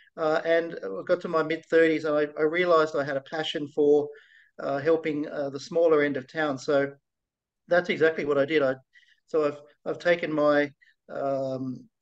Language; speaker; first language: English; native; English